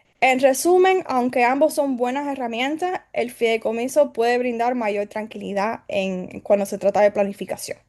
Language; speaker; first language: Spanish; early bilingual, heritage; Spanish